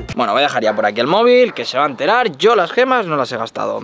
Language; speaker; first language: Spanish; native; Spanish